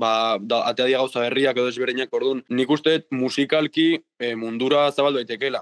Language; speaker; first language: Basque; native; Basque